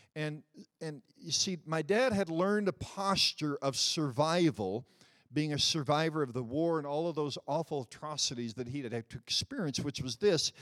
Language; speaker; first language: English; early bilingual, other home language; Dutch